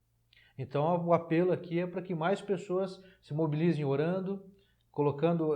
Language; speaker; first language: Portuguese; native; Portuguese